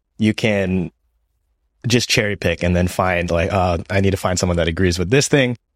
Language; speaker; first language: English; early bilingual, other home language; Japanese